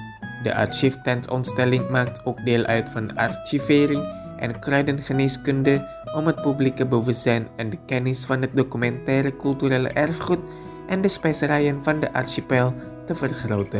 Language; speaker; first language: Dutch; non-native, fluent; Indonesian